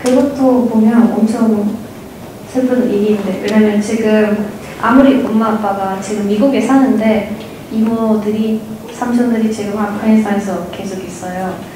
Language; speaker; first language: Korean; non-native, fluent; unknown